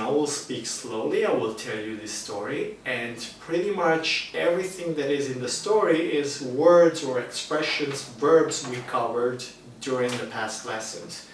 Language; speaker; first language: English; non-native, fluent; Italian